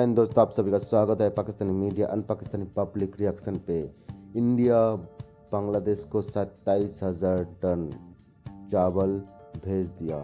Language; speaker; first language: Hindi; non-native, local second language; Bangla